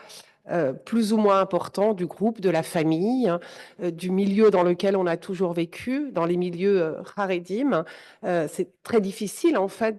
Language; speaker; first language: French; native; French